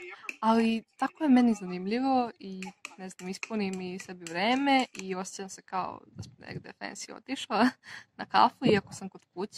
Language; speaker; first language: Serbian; non-native, local second language; Slovak